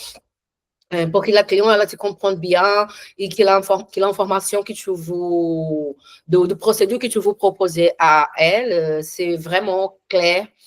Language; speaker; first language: French; non-native, learner; Portuguese